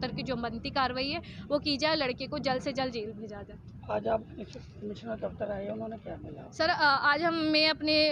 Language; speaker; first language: Hindi; native; Hindi